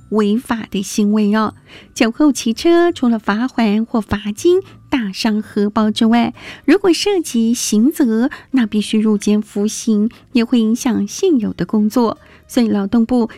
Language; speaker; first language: Chinese; native; Chinese